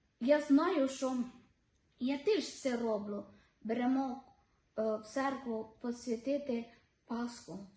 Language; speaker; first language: Ukrainian; non-native, learner; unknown